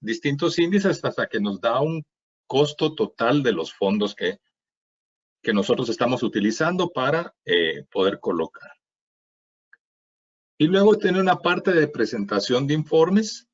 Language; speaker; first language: Spanish; native; Spanish